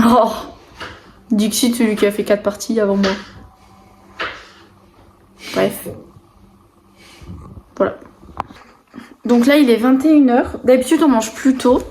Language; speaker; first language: French; native; French